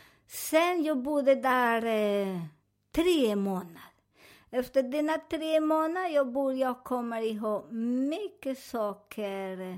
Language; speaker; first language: Swedish; non-native, learner; Spanish